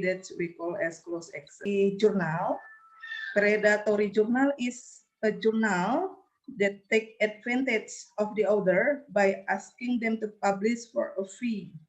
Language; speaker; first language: English; non-native, learner; Indonesian